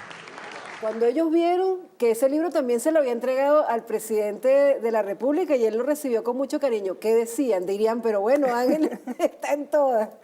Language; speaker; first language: Spanish; native; Spanish